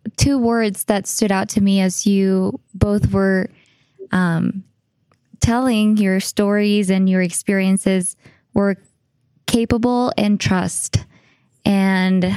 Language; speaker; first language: English; non-native, fluent; Spanish